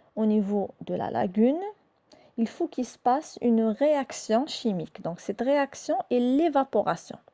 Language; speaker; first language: French; non-native, local second language; Arabic